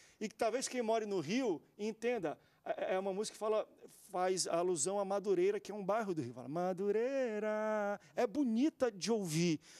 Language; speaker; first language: Portuguese; native; Portuguese